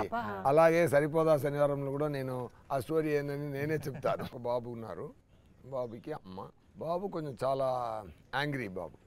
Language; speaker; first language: Telugu; non-native, local second language; Tamil